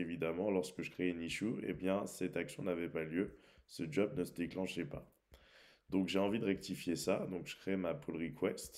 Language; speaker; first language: French; native; French